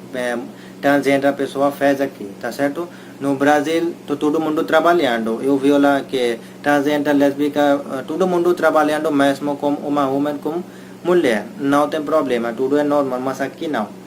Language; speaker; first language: Portuguese; non-native, learner; Hindi